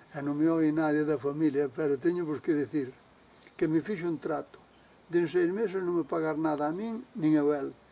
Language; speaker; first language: Galician; native; Galician